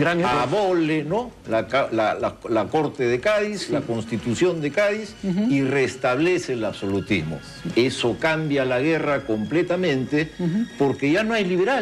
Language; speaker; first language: Spanish; native; Spanish